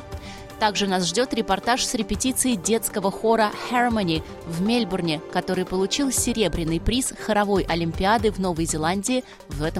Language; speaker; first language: Russian; native; Russian